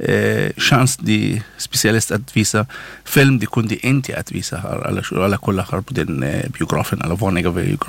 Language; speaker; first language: Swedish; non-native, learner; Arabic